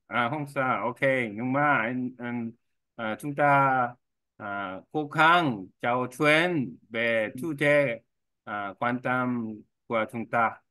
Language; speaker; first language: Vietnamese; non-native, learner; Korean